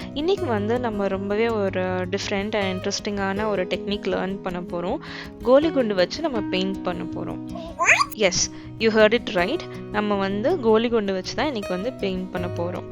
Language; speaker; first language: Tamil; native; Tamil